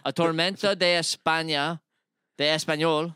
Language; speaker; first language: Spanish; non-native, learner; English